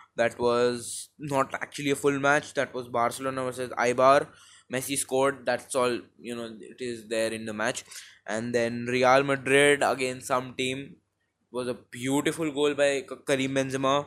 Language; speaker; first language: English; non-native, local second language; Hindi